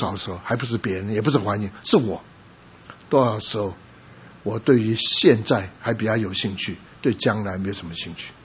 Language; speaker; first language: Chinese; non-native, local second language; Cantonese